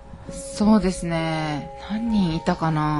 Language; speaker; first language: Japanese; native; Japanese